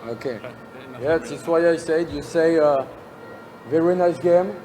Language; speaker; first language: English; non-native, learner; French